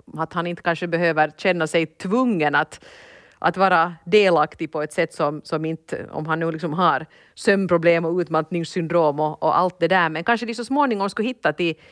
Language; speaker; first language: Swedish; native; Swedish